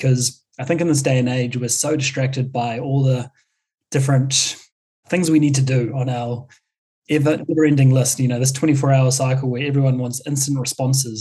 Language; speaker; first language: English; native; English